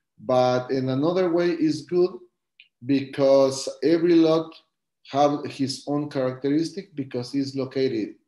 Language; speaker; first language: English; non-native, learner; Spanish